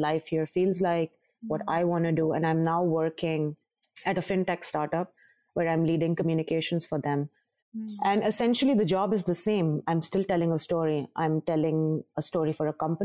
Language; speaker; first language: English; non-native, local second language; Urdu